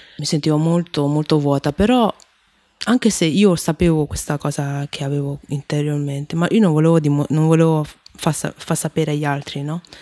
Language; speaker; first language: Italian; early bilingual, other home language; Chinese